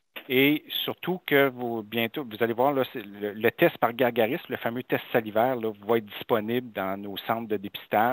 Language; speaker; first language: French; native; French